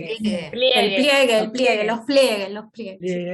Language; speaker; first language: Spanish; native; Spanish